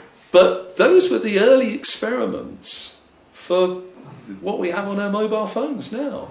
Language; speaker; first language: English; native; English